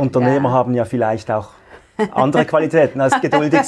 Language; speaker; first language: German; native; German